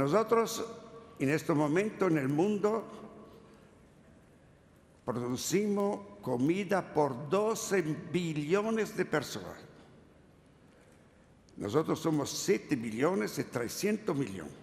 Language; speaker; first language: Spanish; non-native, learner; Italian